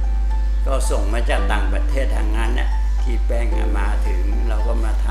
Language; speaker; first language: Thai; non-native, local second language; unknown